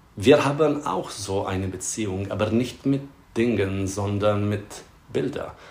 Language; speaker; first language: German; non-native, fluent; Italian